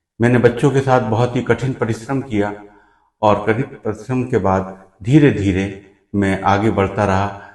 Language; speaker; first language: Hindi; native; Hindi